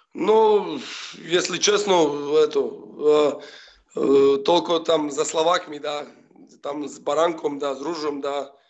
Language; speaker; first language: Russian; non-native, fluent; Slovak